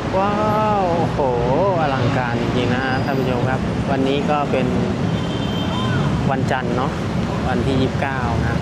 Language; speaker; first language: Thai; native; Thai